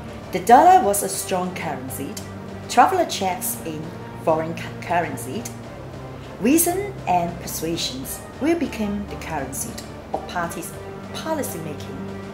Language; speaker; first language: English; non-native, local second language; Cantonese